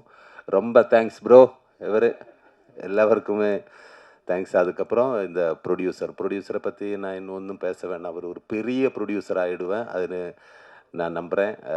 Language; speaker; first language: Tamil; non-native, learner; Malayalam